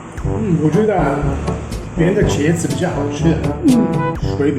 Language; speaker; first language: Chinese; non-native, fluent; Italian